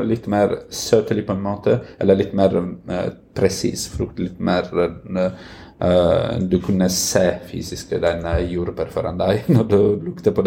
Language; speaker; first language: Norwegian; non-native, fluent; Italian